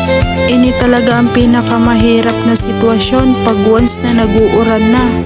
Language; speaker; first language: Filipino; non-native, local second language; Bikol